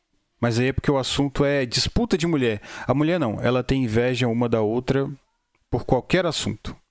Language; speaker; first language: Portuguese; native; Portuguese